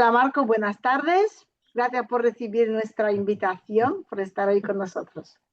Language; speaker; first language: Spanish; non-native, fluent; Polish